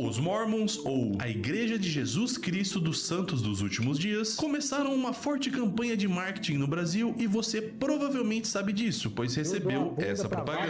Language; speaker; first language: Portuguese; native; Portuguese